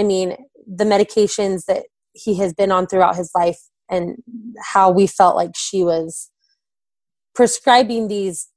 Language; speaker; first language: English; native; English